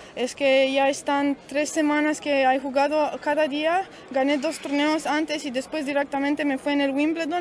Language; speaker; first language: Spanish; non-native, learner; Romanian